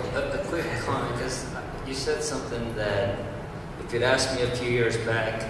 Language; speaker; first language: English; early bilingual, other home language; Romanian